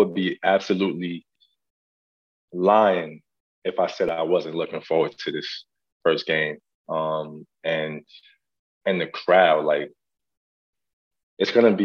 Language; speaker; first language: English; native; English